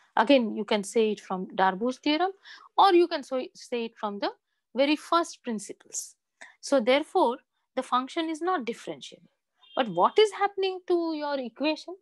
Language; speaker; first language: English; non-native, local second language; Bangla